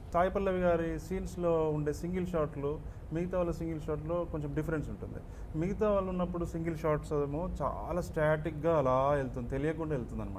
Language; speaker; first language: Telugu; native; Telugu